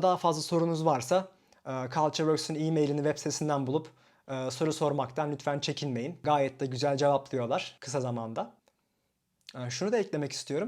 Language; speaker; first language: Turkish; native; Turkish